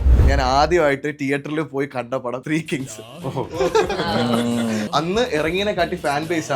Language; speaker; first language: Malayalam; native; Malayalam